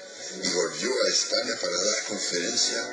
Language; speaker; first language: Spanish; non-native, fluent; French